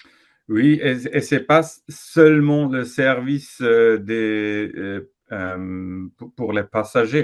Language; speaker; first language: French; non-native, fluent; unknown